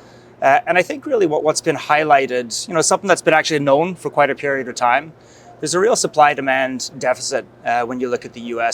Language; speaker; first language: English; native; English